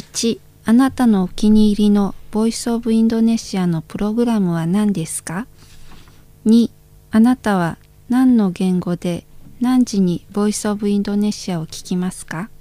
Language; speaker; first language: Japanese; non-native, fluent; Indonesian